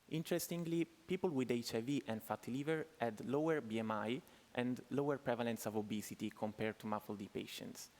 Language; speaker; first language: English; non-native, fluent; Italian